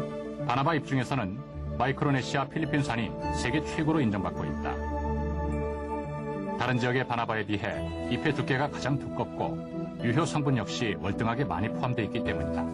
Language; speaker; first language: Korean; native; Korean